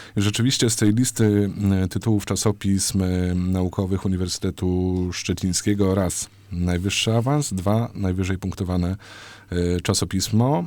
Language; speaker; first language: Polish; native; Polish